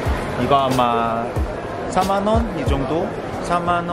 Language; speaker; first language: Korean; non-native, learner; Cantonese